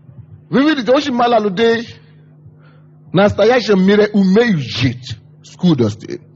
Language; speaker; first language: Russian; non-native, fluent; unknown